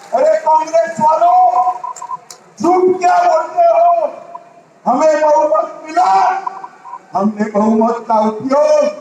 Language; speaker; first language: Hindi; non-native, local second language; Gujarati